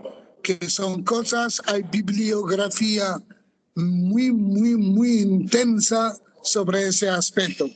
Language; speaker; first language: Spanish; non-native, fluent; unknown